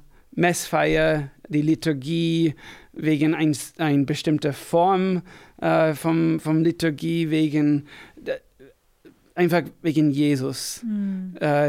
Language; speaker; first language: German; non-native, fluent; English